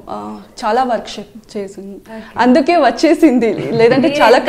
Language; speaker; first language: Telugu; non-native, learner; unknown